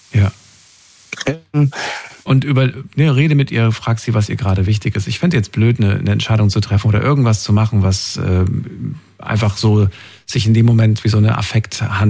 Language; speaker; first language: German; native; German